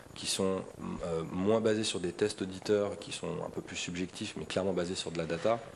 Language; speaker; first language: French; native; French